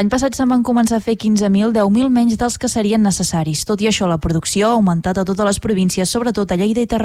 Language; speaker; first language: Catalan; native; Catalan